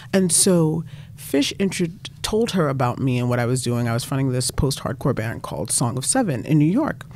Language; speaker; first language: English; native; English